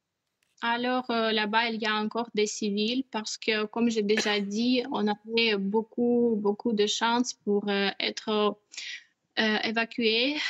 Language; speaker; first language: French; non-native, fluent; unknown